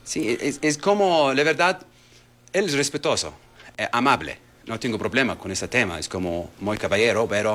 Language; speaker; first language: Spanish; non-native, learner; Arabic